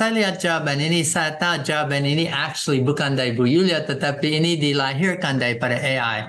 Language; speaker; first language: Indonesian; non-native, fluent; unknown